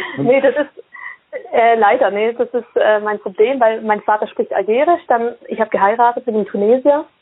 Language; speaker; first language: German; early bilingual, other home language; Swiss German